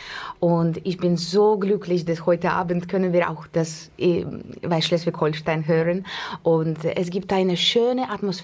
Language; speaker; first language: German; non-native, learner; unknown